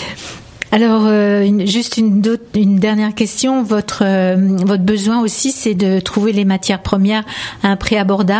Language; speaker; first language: French; native; French